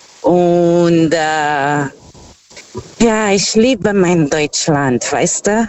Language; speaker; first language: German; non-native, fluent; Portuguese